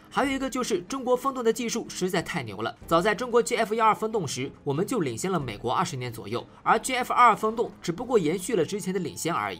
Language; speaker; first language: Chinese; native; Chinese